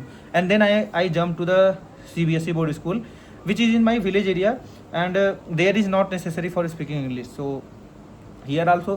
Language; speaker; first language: English; non-native, learner; Hindi